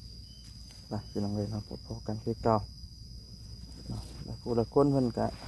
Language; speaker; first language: Thai; non-native, local second language; Lao